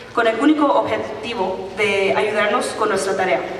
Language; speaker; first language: Spanish; early bilingual, heritage; Spanish